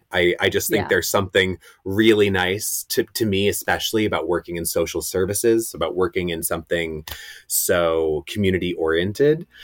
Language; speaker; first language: English; native; English